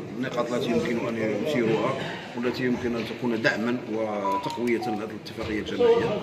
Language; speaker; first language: Arabic; native; Arabic